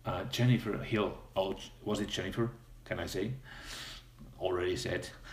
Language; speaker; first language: English; non-native, fluent; Finnish